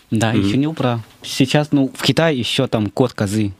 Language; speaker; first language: Russian; non-native, fluent; Chinese